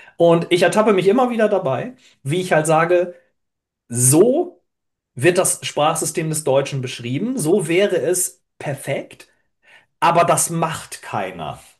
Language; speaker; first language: German; native; German